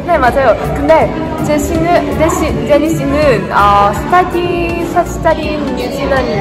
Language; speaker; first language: Korean; non-native, learner; Vietnamese